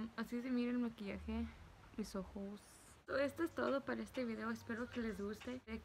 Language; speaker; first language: Spanish; early bilingual, heritage; Spanish